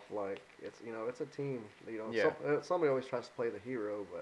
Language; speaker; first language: English; native; English